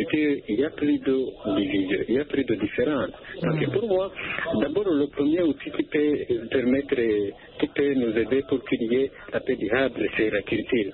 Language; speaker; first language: French; non-native, local second language; Rundi